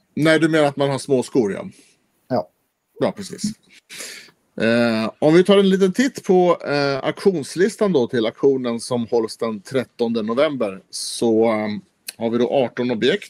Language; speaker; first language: Swedish; native; Swedish